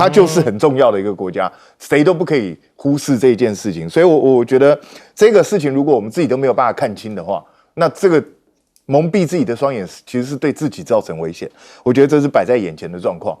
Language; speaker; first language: Chinese; native; Chinese